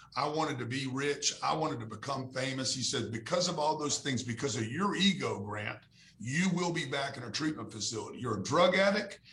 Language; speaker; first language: English; native; English